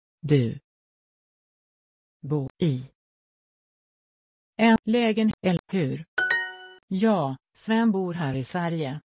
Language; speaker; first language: Swedish; non-native, learner; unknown